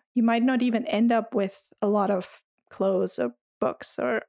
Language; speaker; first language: English; non-native, fluent; German